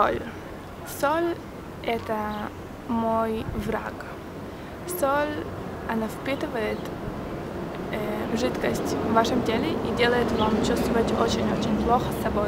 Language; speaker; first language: Russian; early bilingual, heritage; Russian